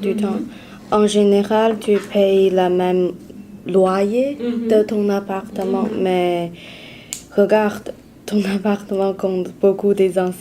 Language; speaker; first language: French; non-native, learner; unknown